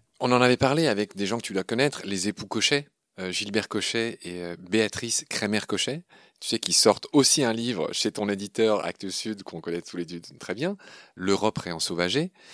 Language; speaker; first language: French; native; French